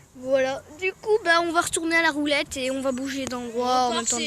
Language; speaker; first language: French; native; French